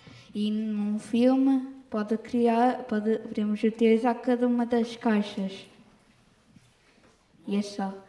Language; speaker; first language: Portuguese; early bilingual, other home language; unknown